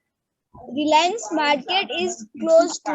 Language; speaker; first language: English; non-native, learner; Hindi